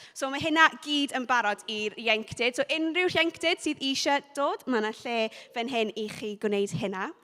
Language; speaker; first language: Welsh; non-native, local second language; English